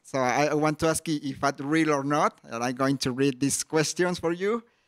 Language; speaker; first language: English; non-native, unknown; Spanish